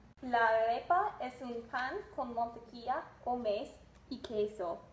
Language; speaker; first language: Spanish; non-native, learner; English